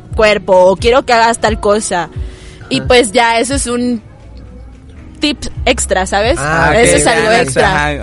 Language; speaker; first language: Spanish; native; Spanish